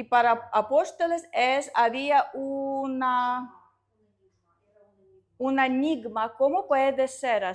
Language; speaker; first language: Spanish; non-native, learner; Russian